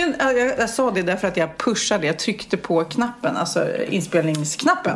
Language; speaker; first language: Swedish; native; Swedish